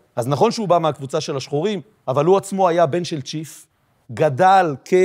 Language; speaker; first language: Hebrew; native; Hebrew